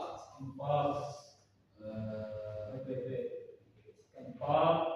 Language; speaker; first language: English; non-native, learner; Indonesian